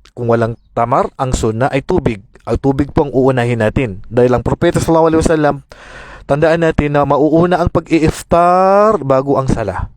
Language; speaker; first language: Filipino; non-native, local second language; Maranao